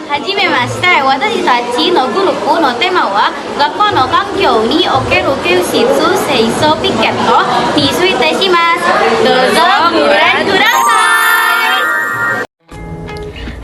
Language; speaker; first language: Japanese; non-native, learner; Indonesian